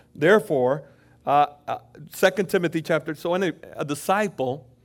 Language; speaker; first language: English; native; English